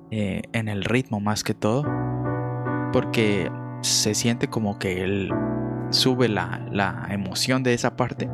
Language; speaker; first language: Spanish; native; Spanish